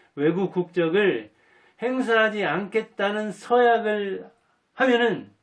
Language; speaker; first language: Korean; native; Korean